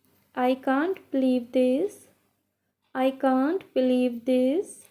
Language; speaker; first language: English; non-native, local second language; Hindi